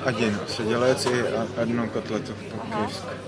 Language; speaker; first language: Russian; non-native, learner; Czech